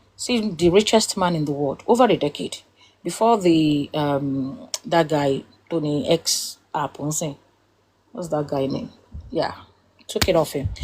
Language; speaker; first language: English; non-native, local second language; Yoruba